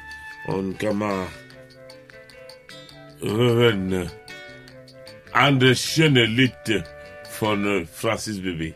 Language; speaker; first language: German; non-native, learner; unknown